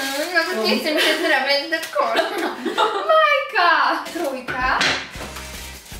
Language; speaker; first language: Polish; native; Polish